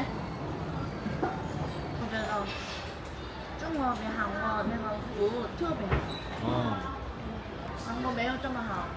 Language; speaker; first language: Chinese; non-native, learner; Korean